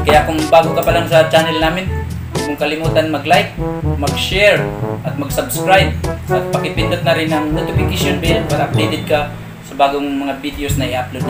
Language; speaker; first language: Filipino; non-native, local second language; Cebuano